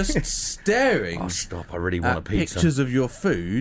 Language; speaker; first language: English; native; English